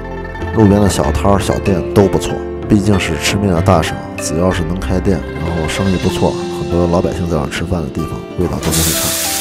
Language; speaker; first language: Chinese; native; Chinese